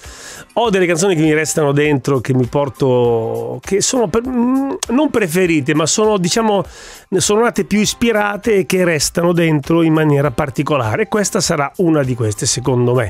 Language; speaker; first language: Italian; native; Italian